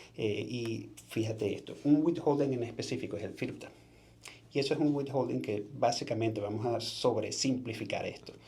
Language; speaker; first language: Spanish; native; Spanish